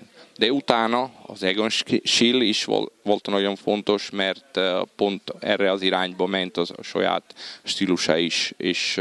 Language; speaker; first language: Hungarian; non-native, fluent; Italian